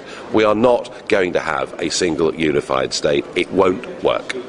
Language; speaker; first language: English; native; English